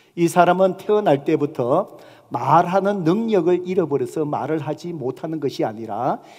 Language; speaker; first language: Korean; native; Korean